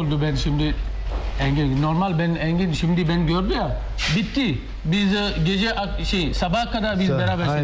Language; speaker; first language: Turkish; non-native, learner; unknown